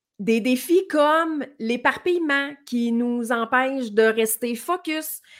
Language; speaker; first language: French; native; French